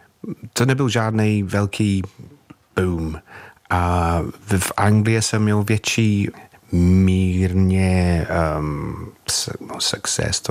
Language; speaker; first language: Czech; non-native, fluent; English